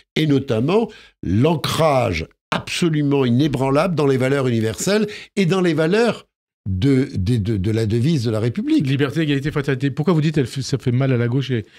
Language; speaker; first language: French; native; French